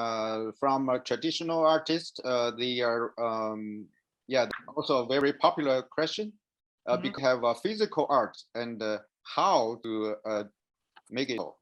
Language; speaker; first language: English; non-native, learner; Chinese